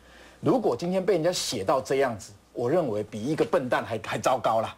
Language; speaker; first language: Chinese; native; Chinese